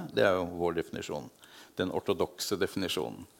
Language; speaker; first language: Norwegian; non-native, fluent; Hungarian